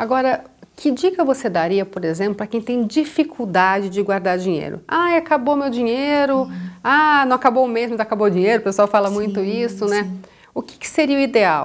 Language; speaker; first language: Portuguese; native; Portuguese